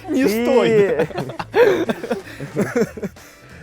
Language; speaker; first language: Russian; native; Russian